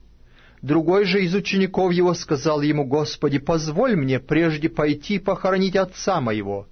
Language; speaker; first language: Russian; native; Russian